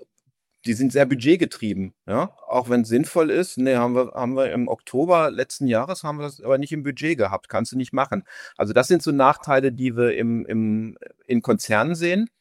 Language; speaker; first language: German; native; German